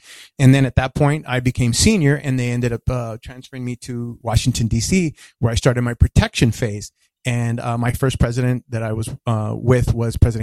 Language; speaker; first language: English; early bilingual, other home language; Spanish